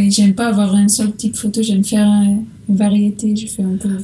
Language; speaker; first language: French; non-native, learner; Portuguese